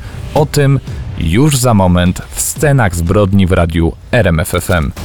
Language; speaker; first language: Polish; native; Polish